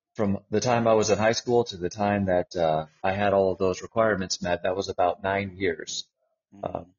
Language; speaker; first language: English; native; English